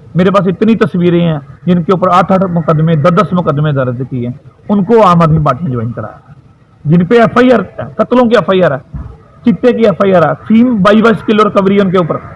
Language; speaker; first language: Hindi; non-native, local second language; Punjabi